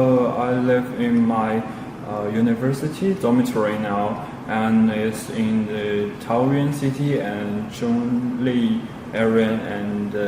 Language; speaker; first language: English; non-native, learner; Chinese